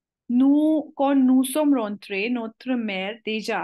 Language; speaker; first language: French; non-native, fluent; Hindi